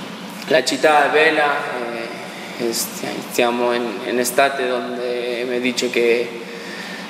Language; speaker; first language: Italian; non-native, learner; Spanish